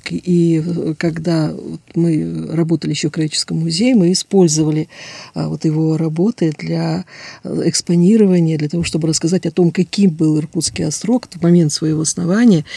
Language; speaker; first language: Russian; native; Russian